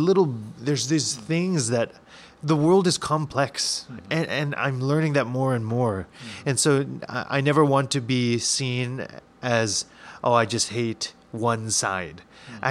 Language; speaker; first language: English; native; English